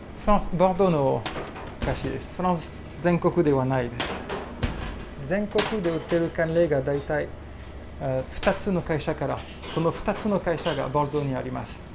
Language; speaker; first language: Japanese; non-native, learner; French